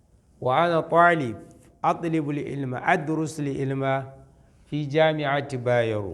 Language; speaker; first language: Arabic; non-native, fluent; Hausa